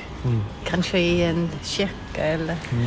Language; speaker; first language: Swedish; non-native, fluent; English